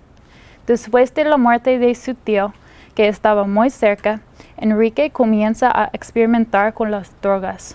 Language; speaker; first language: Spanish; non-native, learner; English